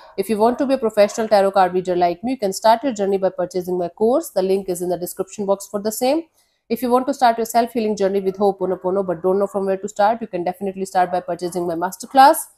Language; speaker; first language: English; non-native, local second language; Hindi